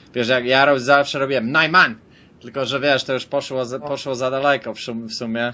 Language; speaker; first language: Polish; native; Polish